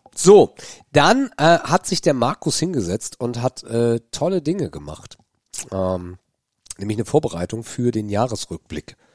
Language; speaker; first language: German; native; German